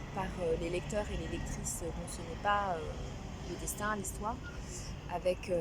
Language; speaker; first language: French; non-native, local second language; Kinyarwanda